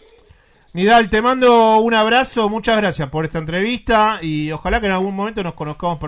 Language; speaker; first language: Spanish; native; Spanish